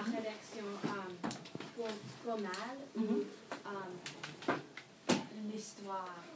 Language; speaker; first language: French; non-native, learner; English